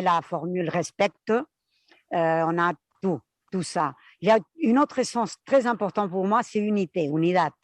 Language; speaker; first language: French; non-native, fluent; Spanish